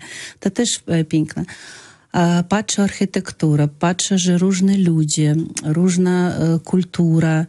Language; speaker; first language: Polish; non-native, learner; Russian